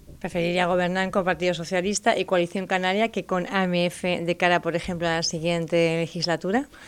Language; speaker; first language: Spanish; native; Spanish